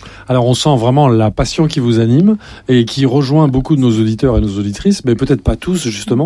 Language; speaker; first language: French; native; French